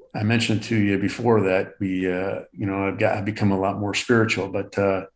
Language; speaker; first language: English; native; English